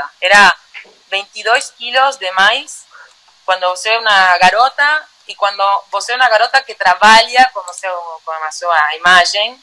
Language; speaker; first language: Portuguese; non-native, learner; Spanish